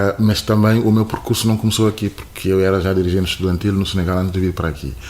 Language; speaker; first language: Portuguese; non-native, fluent; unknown